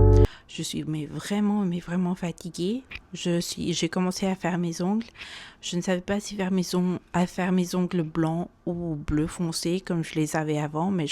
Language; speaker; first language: French; non-native, fluent; Spanish